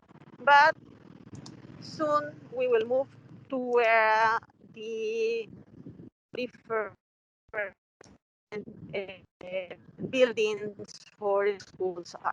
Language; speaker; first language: English; non-native, fluent; Spanish